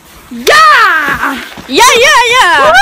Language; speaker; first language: Danish; non-native, learner; Icelandic